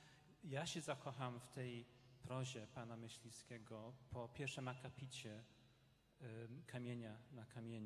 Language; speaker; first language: Polish; non-native, fluent; English